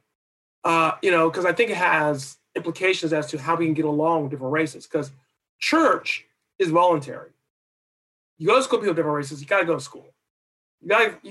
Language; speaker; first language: English; native; English